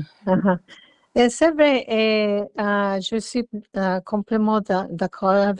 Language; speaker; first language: French; non-native, learner; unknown